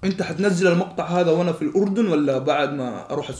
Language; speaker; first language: Arabic; native; Arabic